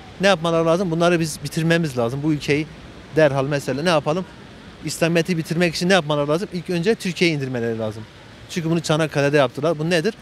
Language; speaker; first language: Turkish; native; Turkish